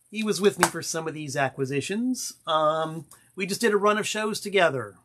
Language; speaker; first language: English; native; English